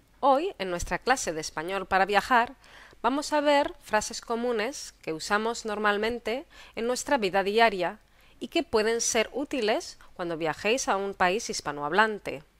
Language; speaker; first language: Spanish; native; Spanish